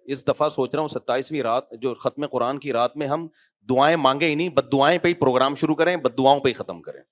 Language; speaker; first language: Urdu; native; Urdu